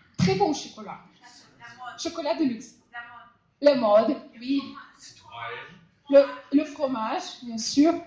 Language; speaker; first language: French; non-native, fluent; Russian